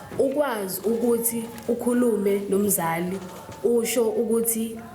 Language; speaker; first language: Zulu; native; Zulu